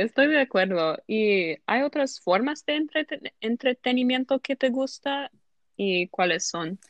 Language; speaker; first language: Spanish; non-native, learner; English